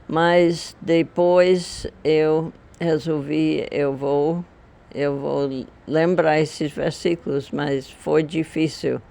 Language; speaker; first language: Portuguese; non-native, fluent; English